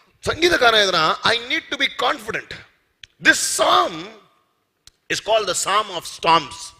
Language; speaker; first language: English; non-native, local second language; Tamil